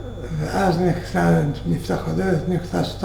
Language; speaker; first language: Hebrew; non-native, fluent; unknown